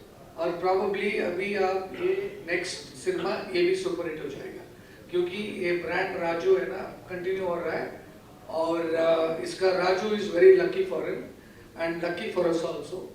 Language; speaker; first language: Hindi; non-native, local second language; Kannada